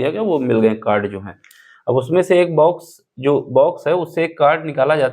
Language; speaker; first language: Hindi; native; Hindi